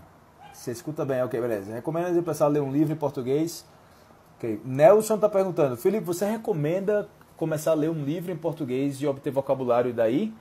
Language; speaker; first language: Portuguese; native; Portuguese